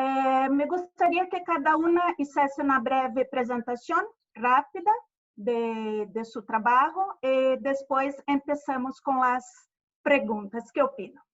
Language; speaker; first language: Spanish; non-native, fluent; Portuguese